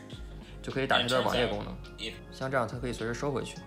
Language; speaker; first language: Chinese; native; Chinese